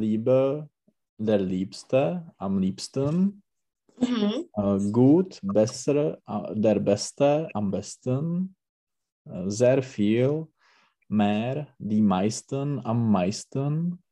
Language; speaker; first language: German; non-native, learner; Czech